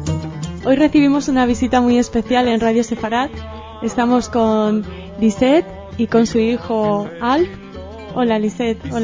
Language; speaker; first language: Spanish; native; Spanish